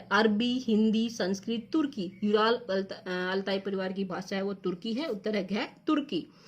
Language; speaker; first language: Hindi; native; Hindi